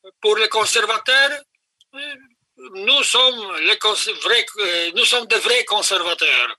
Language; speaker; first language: French; non-native, fluent; Polish